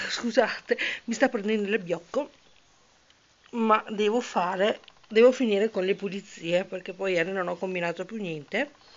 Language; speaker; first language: Italian; native; Italian